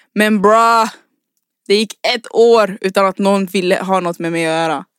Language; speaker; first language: Swedish; early bilingual, other home language; Rundi